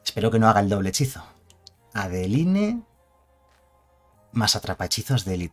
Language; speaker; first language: Spanish; native; Spanish